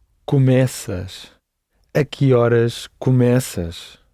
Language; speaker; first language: Portuguese; non-native, learner; English